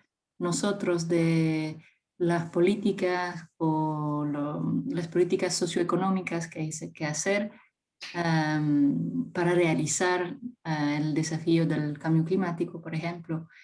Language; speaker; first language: Spanish; non-native, fluent; French